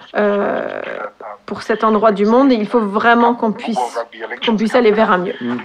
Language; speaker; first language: French; non-native, fluent; English